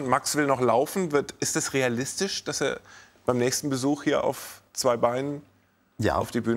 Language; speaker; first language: German; native; German